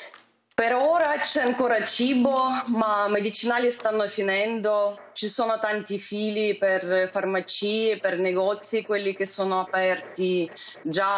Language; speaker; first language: Italian; non-native, fluent; Ukrainian